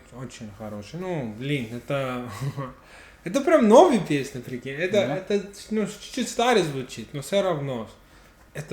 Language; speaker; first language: Russian; non-native, learner; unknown